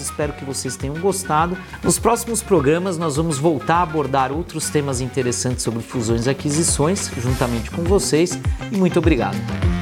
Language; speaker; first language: Portuguese; native; Portuguese